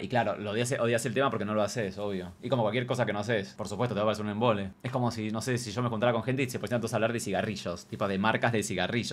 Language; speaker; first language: Spanish; native; Spanish